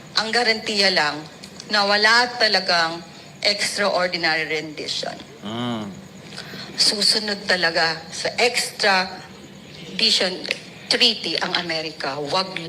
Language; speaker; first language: Filipino; native; Filipino